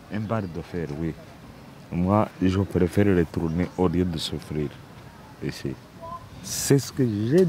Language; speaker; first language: French; non-native, local second language; Kinyarwanda